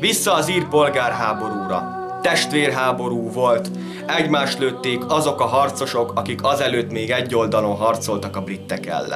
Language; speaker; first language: Hungarian; native; Hungarian